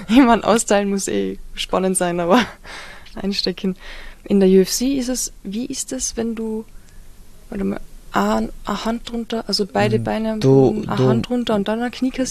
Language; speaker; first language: German; native; German